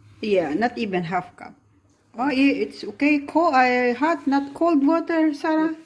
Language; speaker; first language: English; non-native, local second language; Filipino